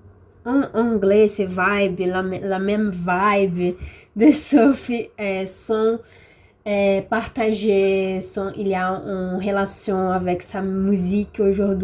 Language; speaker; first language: French; non-native, learner; Portuguese